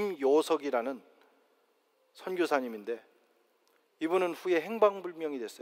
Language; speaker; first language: Korean; native; Korean